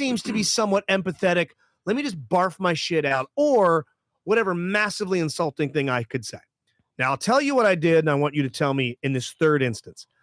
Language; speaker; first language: English; native; English